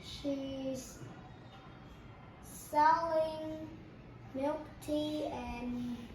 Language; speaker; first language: English; non-native, learner; Vietnamese